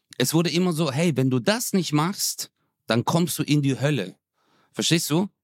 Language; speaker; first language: German; early bilingual, other home language; Turkish